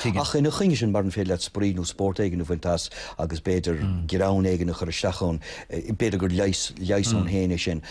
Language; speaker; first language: Irish; non-native, local second language; English